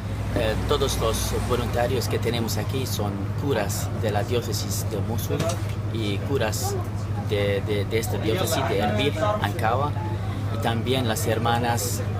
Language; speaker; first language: Spanish; non-native, fluent; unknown